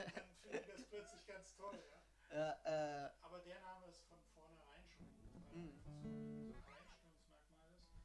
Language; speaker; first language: German; native; German